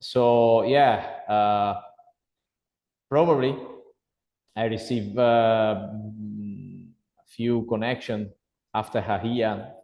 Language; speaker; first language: English; non-native, learner; Italian